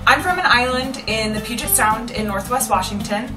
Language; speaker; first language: English; native; English